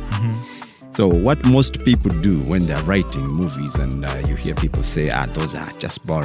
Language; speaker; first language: English; non-native, local second language; Nyankole